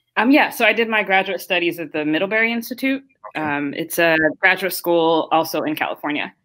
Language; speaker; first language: English; early bilingual, other home language; Haitian Creole